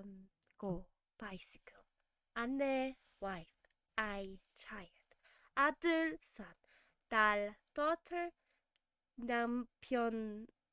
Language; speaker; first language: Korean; non-native, learner; English